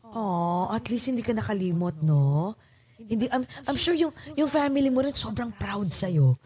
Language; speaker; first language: Filipino; native; Filipino